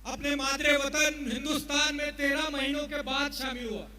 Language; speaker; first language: Hindi; non-native, local second language; Marathi